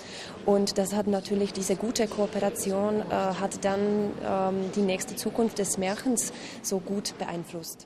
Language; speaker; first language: German; non-native, fluent; Czech